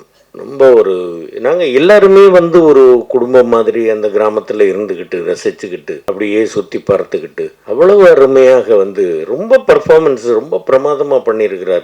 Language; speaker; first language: Tamil; native; Tamil